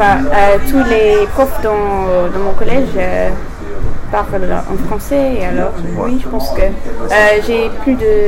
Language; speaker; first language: French; non-native, learner; English